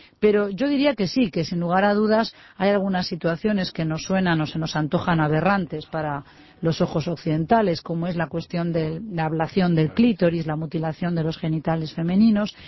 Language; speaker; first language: Spanish; native; Spanish